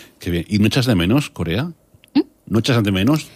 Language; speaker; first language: Spanish; native; Spanish